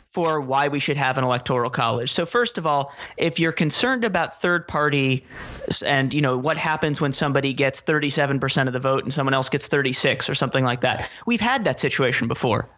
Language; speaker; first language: English; native; English